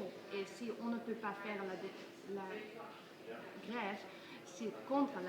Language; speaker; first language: French; non-native, learner; Dutch